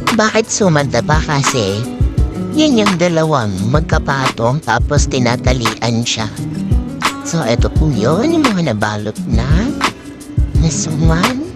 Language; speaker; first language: Filipino; native; Filipino